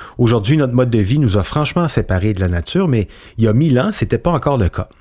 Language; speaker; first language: French; native; French